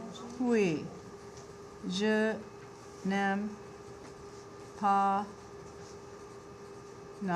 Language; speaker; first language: French; non-native, fluent; English